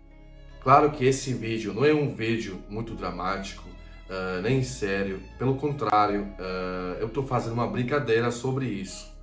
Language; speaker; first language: Portuguese; non-native, fluent; Croatian